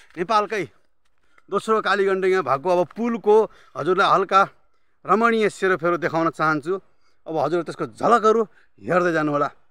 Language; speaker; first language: Nepali; native; Nepali